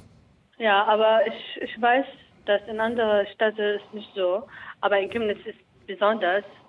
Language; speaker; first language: German; non-native, learner; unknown